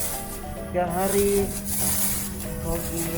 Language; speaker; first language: Indonesian; native; Indonesian